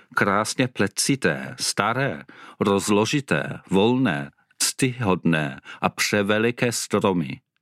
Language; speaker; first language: Czech; non-native, fluent; English